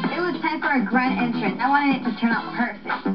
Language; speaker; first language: English; early bilingual, other home language; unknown